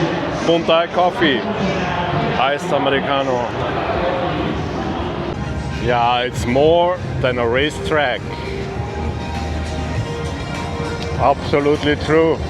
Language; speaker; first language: English; non-native, fluent; German